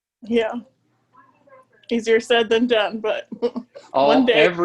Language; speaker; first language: English; native; English